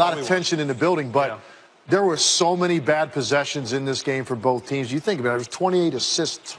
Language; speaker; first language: English; native; English